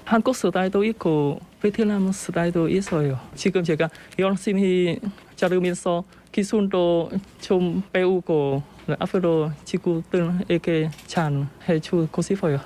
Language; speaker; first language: Korean; non-native, learner; Vietnamese